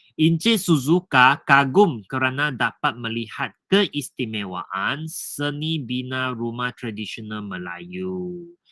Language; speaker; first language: Malay; non-native, local second language; Chinese